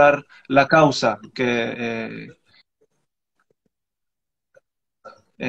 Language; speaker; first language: Spanish; non-native, learner; Arabic